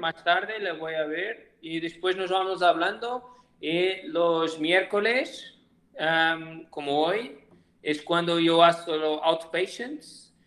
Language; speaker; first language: Spanish; non-native, learner; Portuguese